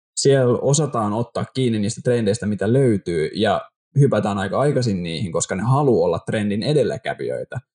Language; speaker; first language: Finnish; native; Finnish